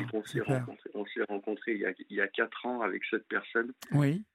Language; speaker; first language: French; native; French